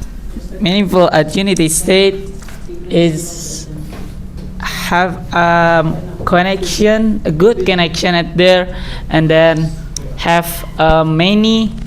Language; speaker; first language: English; non-native, learner; Indonesian